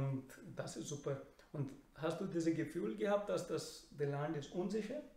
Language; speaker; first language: German; non-native, learner; Urdu